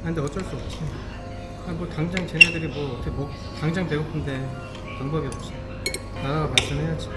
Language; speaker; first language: Korean; native; Korean